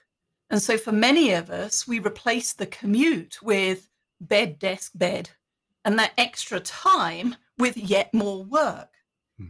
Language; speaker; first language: English; native; English